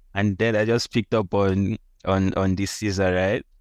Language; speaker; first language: English; non-native, local second language; Yoruba